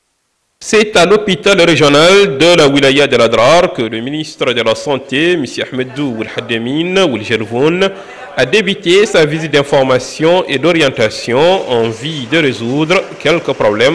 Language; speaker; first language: French; non-native, local second language; Arabic